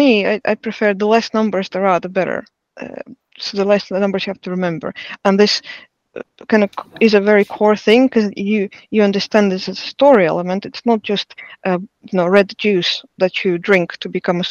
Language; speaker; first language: English; non-native, fluent; Russian